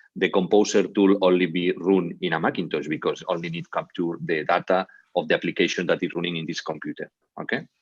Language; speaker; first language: English; non-native, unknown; Catalan